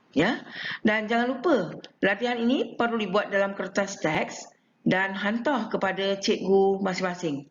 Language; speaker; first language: Malay; non-native, local second language; Chinese